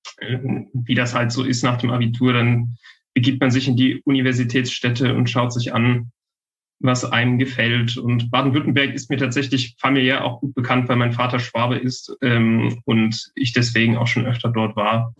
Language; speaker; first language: German; native; German